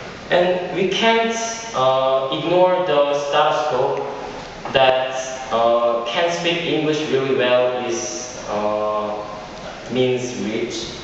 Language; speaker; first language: English; non-native, fluent; Korean